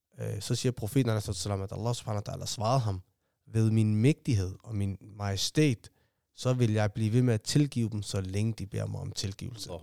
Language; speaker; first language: Danish; early bilingual, other home language; Somali